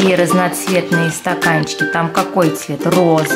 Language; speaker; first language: Russian; native; Russian